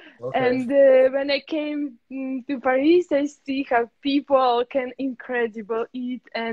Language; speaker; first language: English; non-native, learner; Russian